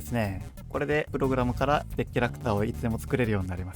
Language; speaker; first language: Japanese; native; Japanese